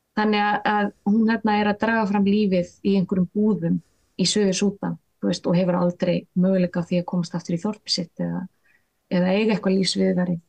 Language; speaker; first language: Icelandic; native; Icelandic